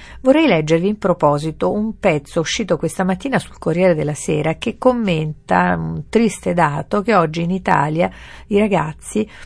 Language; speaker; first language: Italian; native; Italian